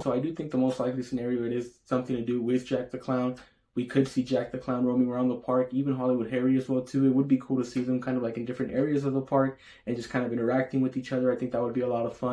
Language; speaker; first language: English; native; English